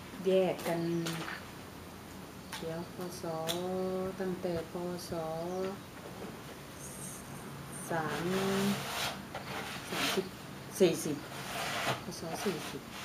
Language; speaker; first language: Thai; native; Thai